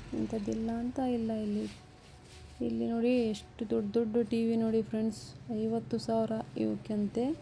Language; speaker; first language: Kannada; non-native, local second language; Urdu